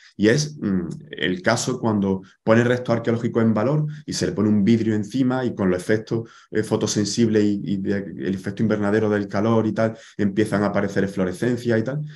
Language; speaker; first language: Spanish; native; Spanish